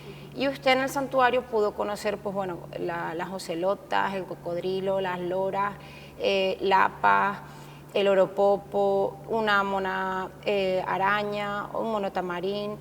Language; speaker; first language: Spanish; native; Spanish